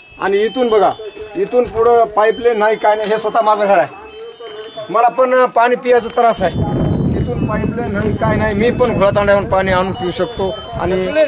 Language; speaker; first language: Marathi; non-native, local second language; Lambadi